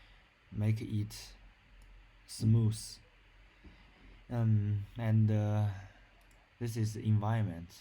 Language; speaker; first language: English; non-native, learner; Chinese